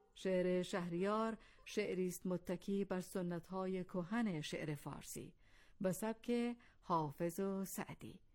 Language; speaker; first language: Persian; non-native, local second language; Azerbaijani